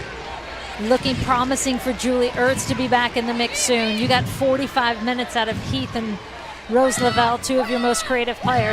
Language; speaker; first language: English; native; English